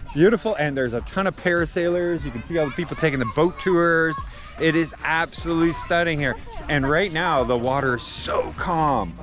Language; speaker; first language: English; native; English